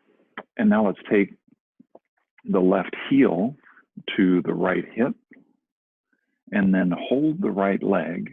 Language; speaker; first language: English; native; English